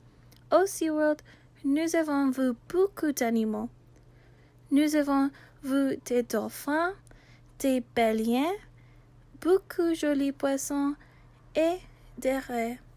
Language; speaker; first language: French; non-native, learner; English